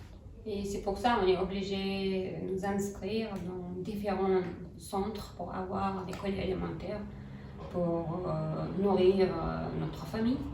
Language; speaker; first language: French; non-native, fluent; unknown